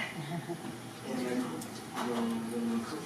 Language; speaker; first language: French; non-native, learner; Hindi